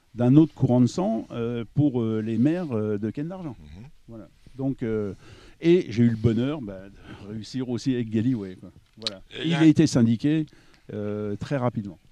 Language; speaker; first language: French; native; French